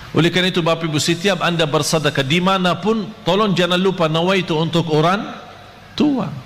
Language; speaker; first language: Malay; non-native, fluent; Arabic